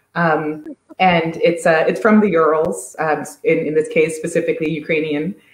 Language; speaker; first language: English; native; English